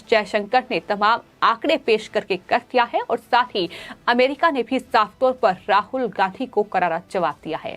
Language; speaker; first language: Hindi; native; Hindi